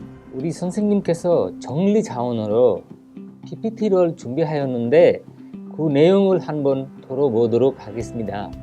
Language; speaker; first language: Korean; non-native, fluent; Bangla